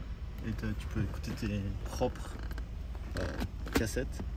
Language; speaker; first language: French; non-native, fluent; Japanese